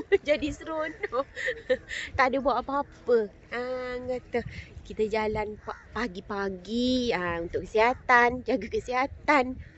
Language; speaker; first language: Malay; native; Malay